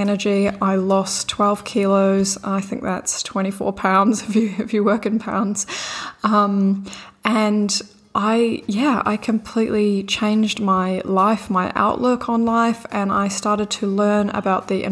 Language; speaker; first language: English; native; English